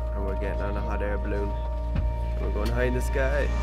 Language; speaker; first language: English; native; English